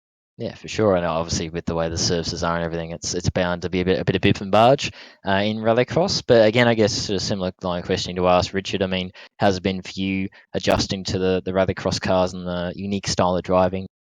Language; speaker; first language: English; native; English